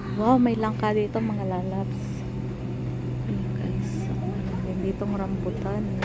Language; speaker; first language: Filipino; native; Filipino